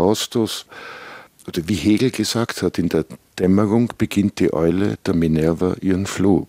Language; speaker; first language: German; native; German